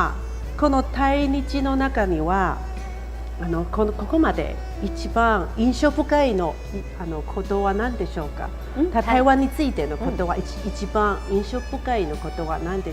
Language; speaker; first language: Japanese; non-native, fluent; Chinese